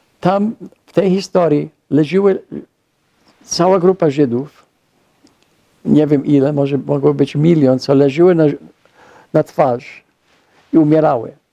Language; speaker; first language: Polish; non-native, fluent; English